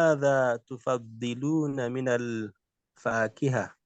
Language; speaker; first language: Arabic; non-native, learner; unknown